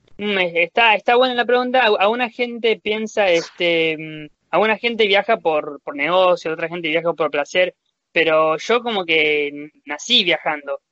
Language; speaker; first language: Spanish; early bilingual, heritage; Spanish